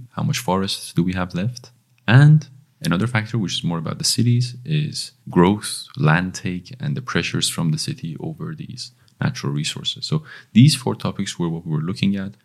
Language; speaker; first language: English; non-native, fluent; Persian